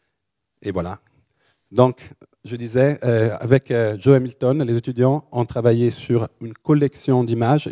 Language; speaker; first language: French; native; French